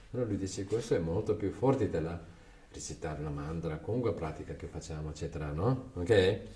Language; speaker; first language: Italian; non-native, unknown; Tibetan